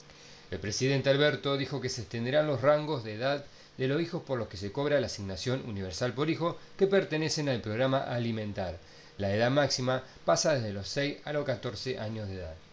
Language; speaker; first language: Spanish; native; Spanish